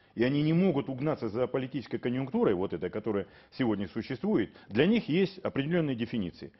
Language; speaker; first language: Russian; native; Russian